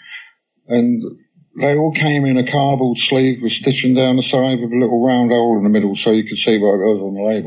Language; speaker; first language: English; native; English